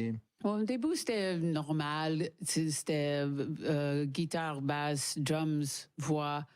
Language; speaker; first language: French; non-native, learner; English